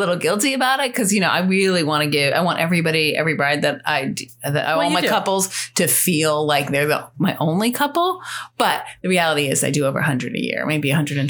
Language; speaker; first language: English; native; English